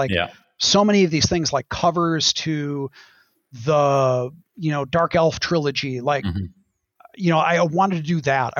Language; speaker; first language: English; native; English